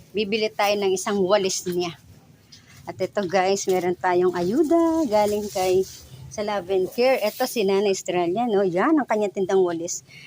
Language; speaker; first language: Filipino; non-native, local second language; Bikol